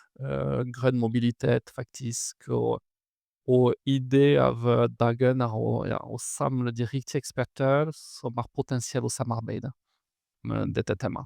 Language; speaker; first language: Norwegian; non-native, fluent; French